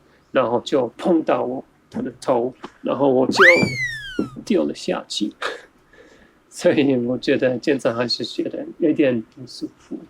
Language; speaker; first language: Chinese; non-native, fluent; German